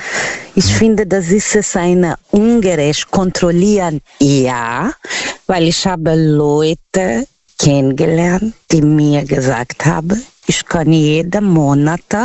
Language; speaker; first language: German; non-native, learner; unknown